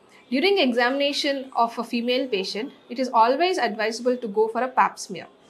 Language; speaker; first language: English; non-native, local second language; Telugu